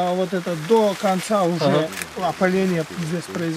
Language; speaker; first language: Russian; non-native, fluent; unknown